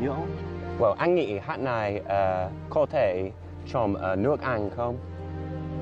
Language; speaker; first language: Vietnamese; non-native, learner; English